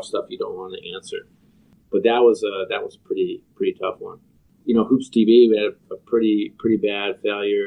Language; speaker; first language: English; native; English